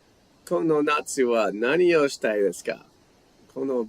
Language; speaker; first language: Japanese; non-native, fluent; English